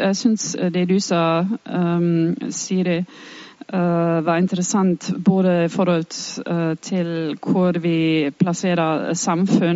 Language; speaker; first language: Norwegian; non-native, fluent; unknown